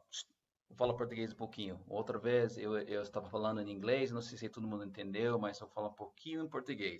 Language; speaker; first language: Portuguese; non-native, learner; English